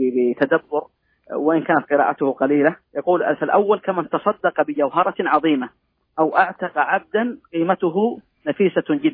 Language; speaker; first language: Arabic; native; Arabic